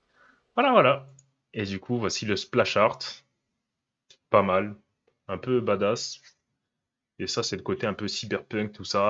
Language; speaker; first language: French; native; French